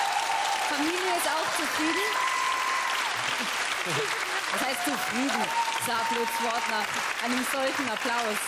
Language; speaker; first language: German; native; German